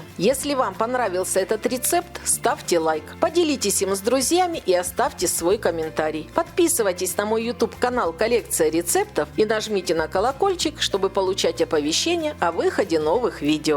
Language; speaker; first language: Russian; native; Russian